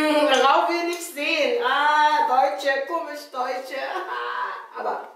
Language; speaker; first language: German; non-native, learner; Chinese